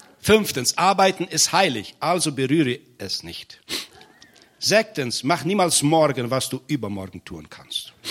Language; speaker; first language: German; non-native, fluent; Portuguese